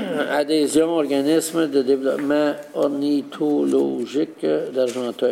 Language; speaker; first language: French; native; French